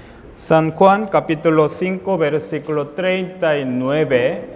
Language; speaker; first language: Spanish; non-native, fluent; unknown